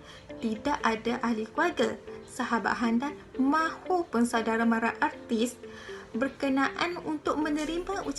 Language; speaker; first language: Malay; native; Malay